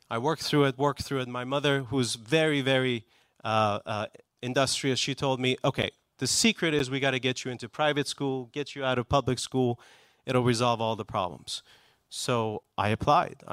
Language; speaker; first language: English; non-native, fluent; Persian